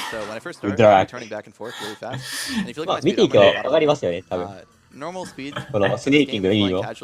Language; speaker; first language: Japanese; native; Japanese